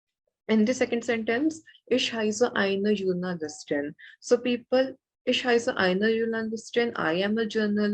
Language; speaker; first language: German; non-native, learner; Malayalam